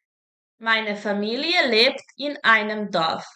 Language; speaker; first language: German; non-native, fluent; Serbian